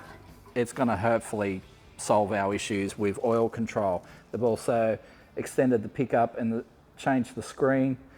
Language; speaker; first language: English; native; English